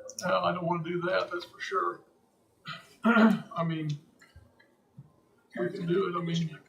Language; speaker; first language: English; native; English